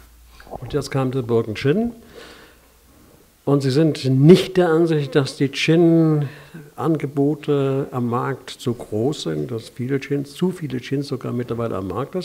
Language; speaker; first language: German; native; German